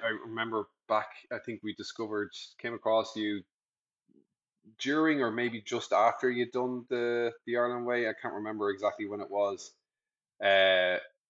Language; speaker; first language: English; native; English